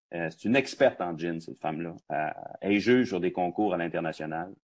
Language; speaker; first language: French; native; French